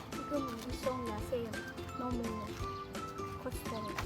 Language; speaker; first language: Korean; non-native, learner; Lao